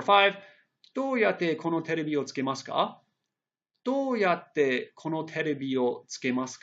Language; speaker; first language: Japanese; non-native, fluent; English